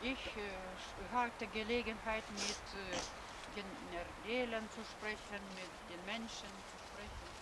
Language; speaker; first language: German; non-native, fluent; Lithuanian